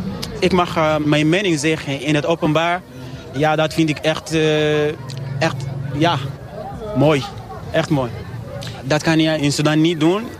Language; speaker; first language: Dutch; non-native, learner; Arabic